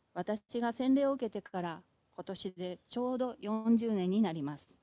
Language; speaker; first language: Japanese; native; Japanese